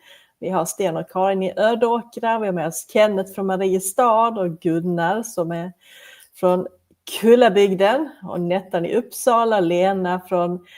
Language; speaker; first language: Swedish; native; Swedish